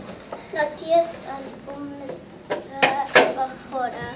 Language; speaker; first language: Spanish; non-native, learner; English